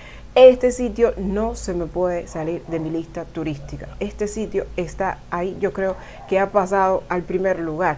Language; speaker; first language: Spanish; native; Spanish